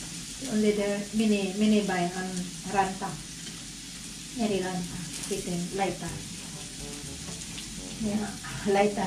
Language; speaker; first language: Finnish; non-native, learner; Filipino